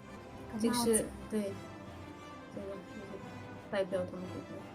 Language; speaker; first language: Chinese; non-native, fluent; Urdu